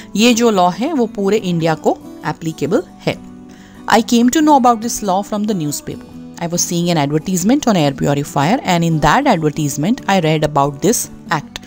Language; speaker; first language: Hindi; non-native, local second language; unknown